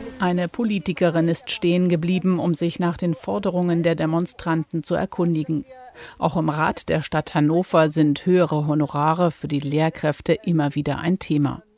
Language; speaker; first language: German; native; German